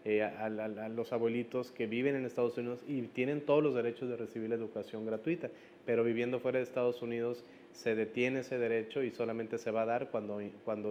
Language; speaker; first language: Spanish; native; Spanish